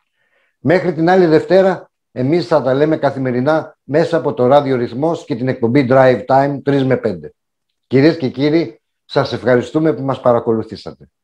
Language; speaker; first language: Greek; native; Greek